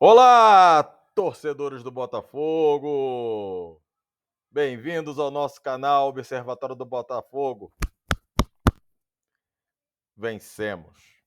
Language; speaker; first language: Portuguese; native; Portuguese